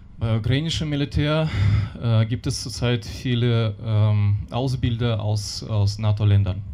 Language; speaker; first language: German; non-native, learner; Russian